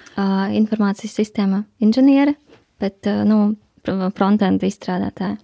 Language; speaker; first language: Latvian; non-native, local second language; Russian